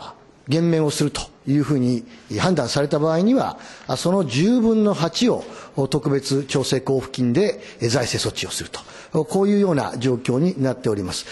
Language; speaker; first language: Japanese; native; Japanese